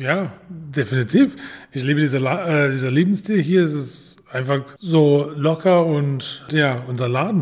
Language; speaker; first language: German; non-native, fluent; English